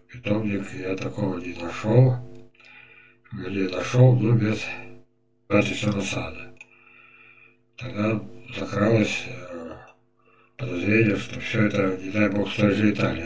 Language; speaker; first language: Russian; native; Russian